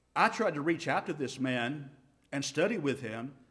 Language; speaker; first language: English; native; English